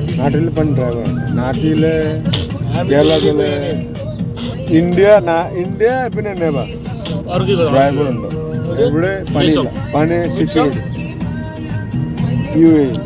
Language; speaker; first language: Malayalam; non-native, learner; Nepali